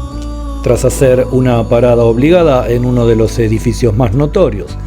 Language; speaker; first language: Spanish; native; Spanish